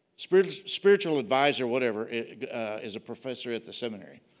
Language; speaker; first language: English; native; English